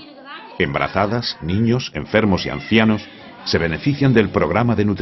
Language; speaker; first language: Spanish; native; Spanish